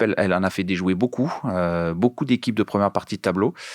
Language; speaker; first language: French; native; French